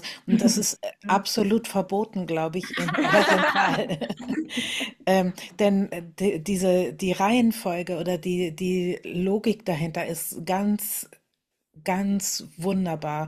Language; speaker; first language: German; native; German